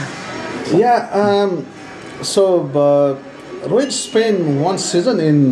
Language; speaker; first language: English; non-native, learner; Nepali